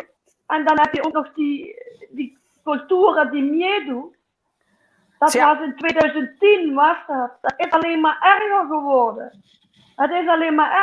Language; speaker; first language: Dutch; non-native, local second language; Papiamento